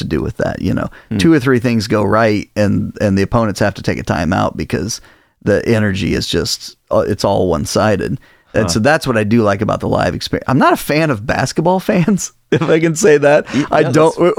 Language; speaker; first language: English; native; English